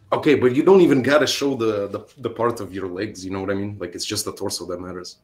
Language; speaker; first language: English; non-native, fluent; Russian